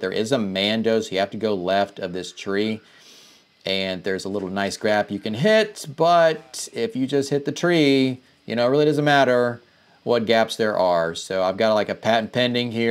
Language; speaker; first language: English; native; English